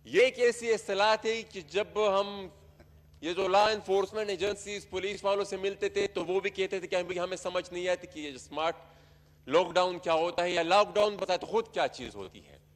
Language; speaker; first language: Urdu; non-native, local second language; Pashto